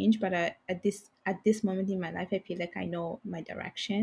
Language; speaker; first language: English; non-native, fluent; Bangla